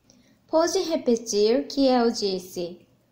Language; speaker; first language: Portuguese; non-native, learner; Japanese